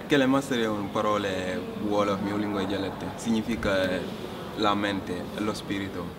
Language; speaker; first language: Italian; non-native, fluent; Wolof